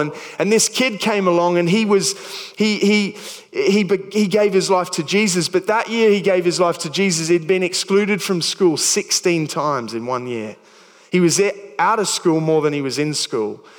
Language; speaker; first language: English; native; English